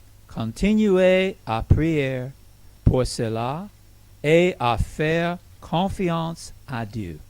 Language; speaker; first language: French; non-native, learner; English